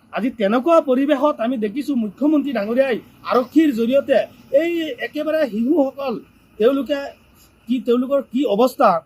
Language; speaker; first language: Assamese; non-native, local second language; Bangla